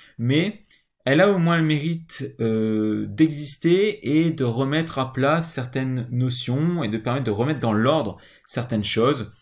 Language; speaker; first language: French; native; French